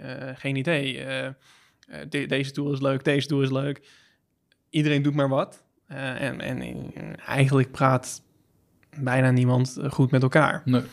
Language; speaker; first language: Dutch; native; Dutch